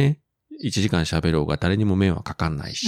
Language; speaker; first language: Japanese; native; Japanese